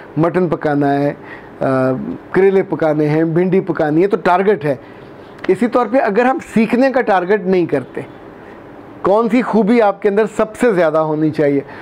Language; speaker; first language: Urdu; non-native, local second language; Punjabi